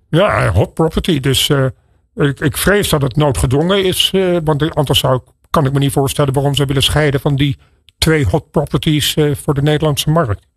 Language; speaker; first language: Dutch; native; Dutch